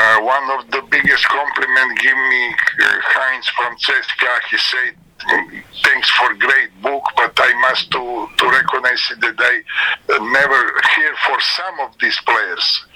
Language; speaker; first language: English; non-native, learner; Serbian